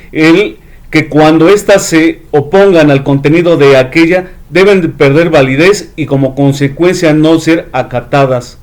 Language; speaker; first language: Spanish; native; Spanish